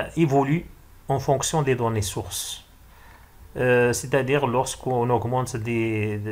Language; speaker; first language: French; non-native, local second language; Arabic